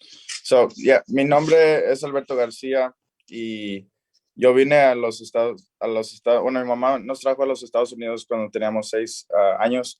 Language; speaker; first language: Spanish; early bilingual, other home language; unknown